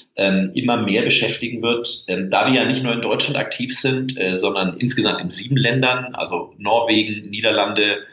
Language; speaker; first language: German; native; German